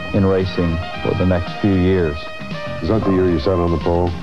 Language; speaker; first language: English; native; English